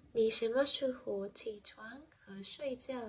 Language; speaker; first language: Chinese; non-native, learner; English